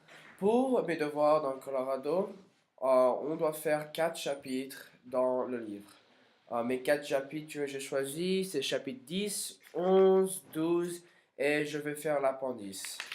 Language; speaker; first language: French; non-native, learner; English